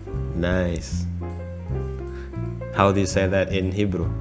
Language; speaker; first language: English; non-native, fluent; Indonesian